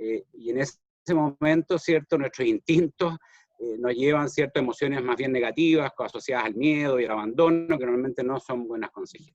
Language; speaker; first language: Spanish; native; Spanish